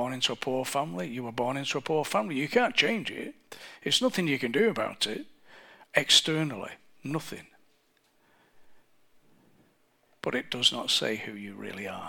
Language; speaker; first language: English; native; English